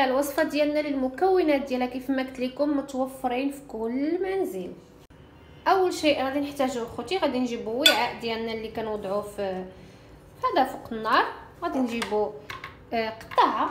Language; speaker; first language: Arabic; native; Arabic